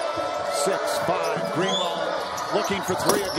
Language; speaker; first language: English; native; English